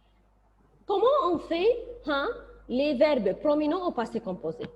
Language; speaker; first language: French; non-native, fluent; Arabic